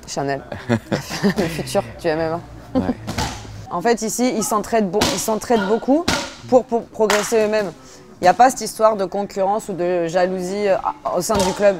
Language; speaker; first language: French; native; French